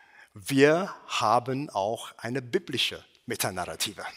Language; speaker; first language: German; non-native, fluent; English